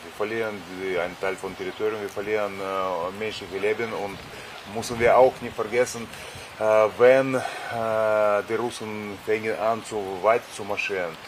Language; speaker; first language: German; non-native, fluent; Russian